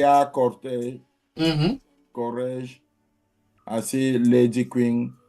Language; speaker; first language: English; non-native, learner; French